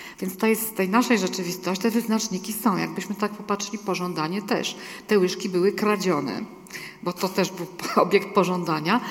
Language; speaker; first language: Polish; native; Polish